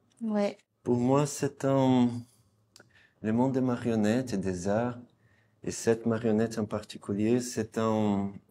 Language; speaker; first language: French; non-native, fluent; Portuguese